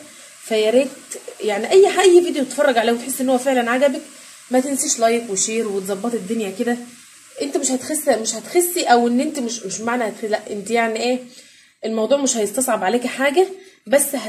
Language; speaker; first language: Arabic; native; Arabic